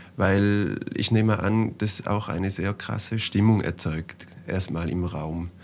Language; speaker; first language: German; native; German